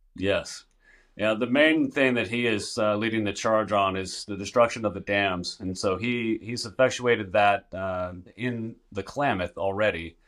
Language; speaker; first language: English; native; English